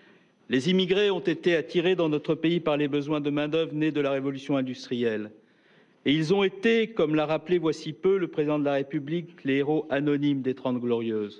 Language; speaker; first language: French; native; French